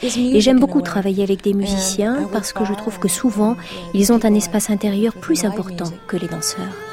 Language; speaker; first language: French; native; French